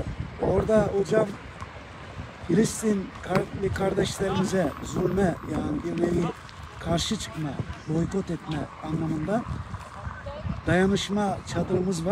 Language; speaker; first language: Turkish; native; Turkish